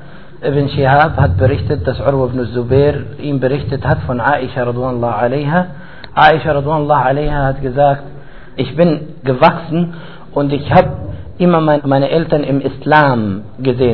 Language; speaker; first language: German; non-native, fluent; Arabic